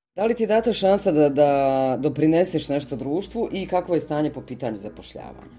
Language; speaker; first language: Bosnian; native; Bosnian